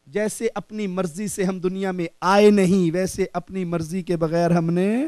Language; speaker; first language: Urdu; non-native, local second language; Punjabi